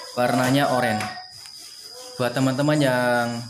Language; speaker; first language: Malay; non-native, local second language; Javanese